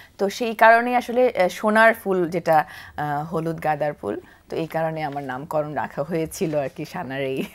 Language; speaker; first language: Bangla; non-native, local second language; Manipuri